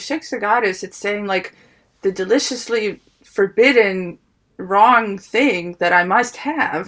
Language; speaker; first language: English; early bilingual, other home language; Ukrainian